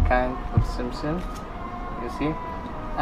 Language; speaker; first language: English; non-native, local second language; Arabic